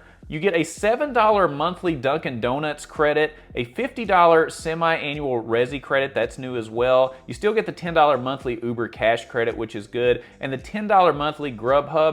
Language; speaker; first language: English; native; English